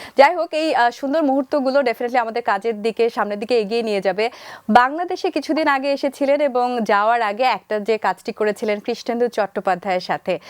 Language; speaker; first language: Bangla; native; Bangla